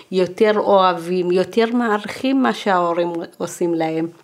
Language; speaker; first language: Hebrew; early bilingual, other home language; Amharic